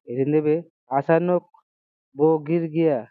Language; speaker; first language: Hindi; non-native, learner; Bangla